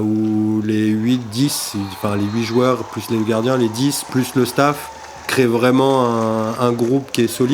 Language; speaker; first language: French; native; French